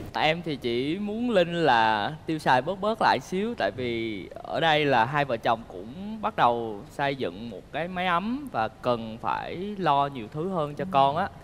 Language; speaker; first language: Vietnamese; native; Vietnamese